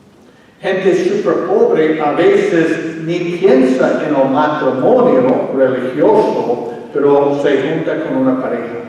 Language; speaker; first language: Spanish; non-native, fluent; English